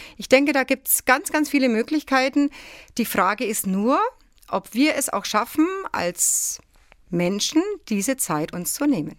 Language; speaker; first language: German; native; German